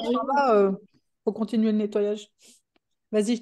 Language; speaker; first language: French; native; French